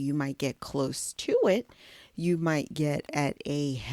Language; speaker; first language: English; native; English